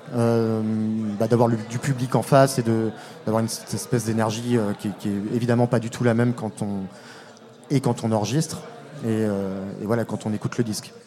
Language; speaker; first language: French; native; French